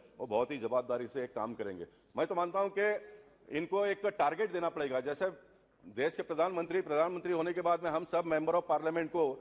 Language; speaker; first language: Hindi; non-native, local second language; Tulu